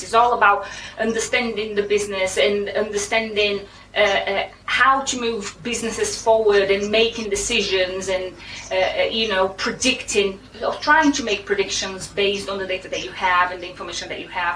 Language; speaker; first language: English; non-native, fluent; Portuguese